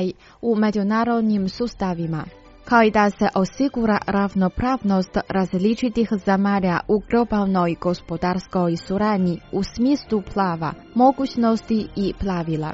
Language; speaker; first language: Croatian; non-native, fluent; Chinese